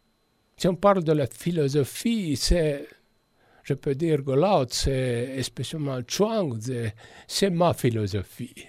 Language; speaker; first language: French; non-native, fluent; Estonian